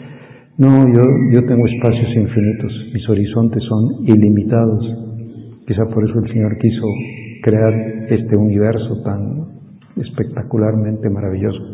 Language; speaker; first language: Spanish; native; Spanish